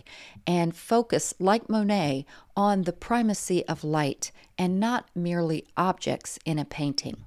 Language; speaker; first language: English; native; English